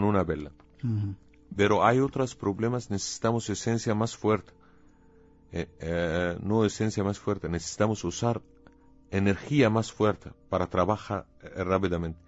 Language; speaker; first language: Spanish; non-native, learner; Arabic